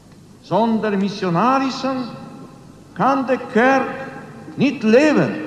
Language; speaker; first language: Dutch; non-native, learner; Polish